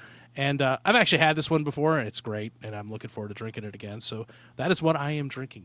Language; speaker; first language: English; native; English